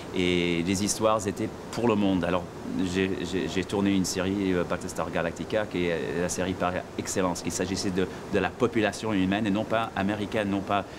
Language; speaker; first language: French; non-native, fluent; English